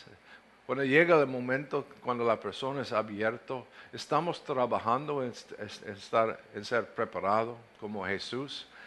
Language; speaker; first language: Spanish; non-native, fluent; English